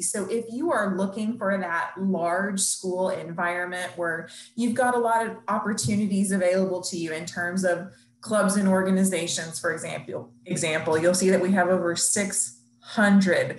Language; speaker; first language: English; native; English